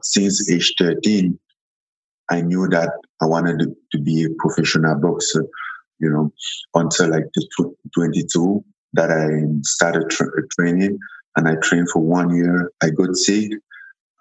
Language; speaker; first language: English; non-native, local second language; French